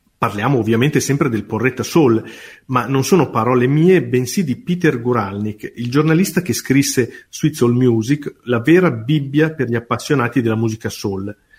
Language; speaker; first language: Italian; native; Italian